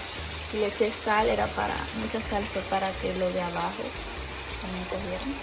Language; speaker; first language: Spanish; early bilingual, heritage; Spanish